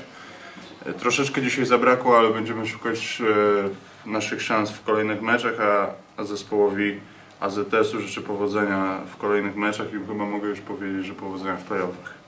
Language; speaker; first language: Polish; native; Polish